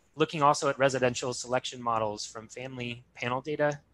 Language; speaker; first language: English; native; English